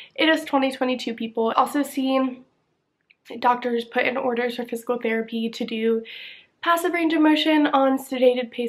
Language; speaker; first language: English; native; English